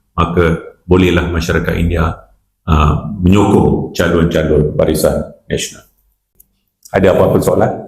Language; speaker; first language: Malay; non-native, local second language; Tamil